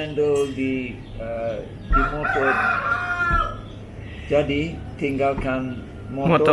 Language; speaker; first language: Indonesian; non-native, fluent; English